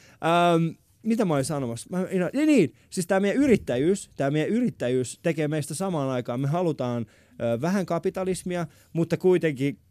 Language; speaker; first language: Finnish; early bilingual, other home language; Persian